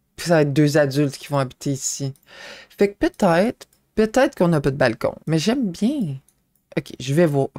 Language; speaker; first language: French; native; French